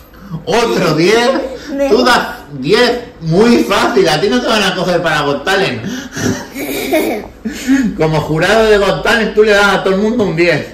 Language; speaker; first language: Spanish; native; Spanish